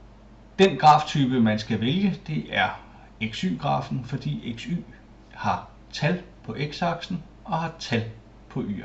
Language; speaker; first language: Danish; native; Danish